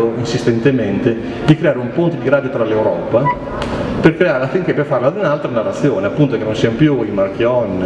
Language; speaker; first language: Italian; native; Italian